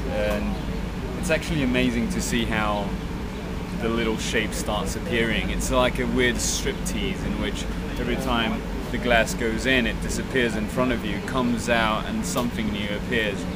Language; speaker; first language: English; non-native, fluent; Spanish